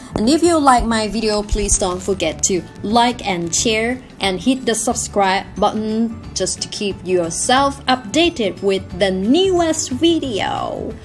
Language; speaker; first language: English; non-native, fluent; Thai